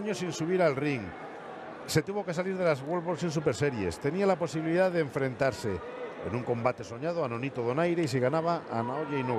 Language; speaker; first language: Spanish; native; Spanish